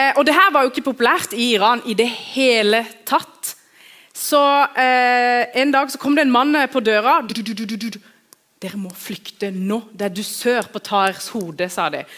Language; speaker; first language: Norwegian; early bilingual, other home language; Kurdish